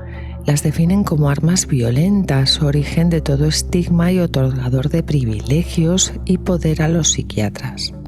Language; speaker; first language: Spanish; native; Spanish